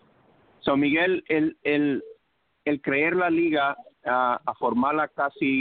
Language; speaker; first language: Spanish; early bilingual, heritage; English